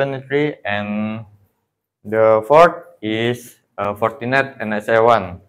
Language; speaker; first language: English; non-native, learner; Indonesian